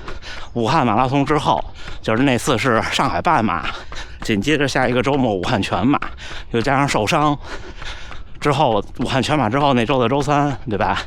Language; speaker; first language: Chinese; native; Chinese